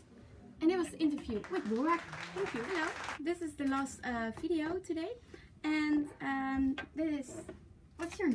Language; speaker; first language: English; non-native, learner; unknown